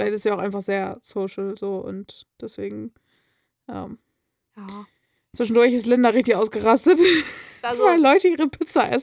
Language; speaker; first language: German; native; German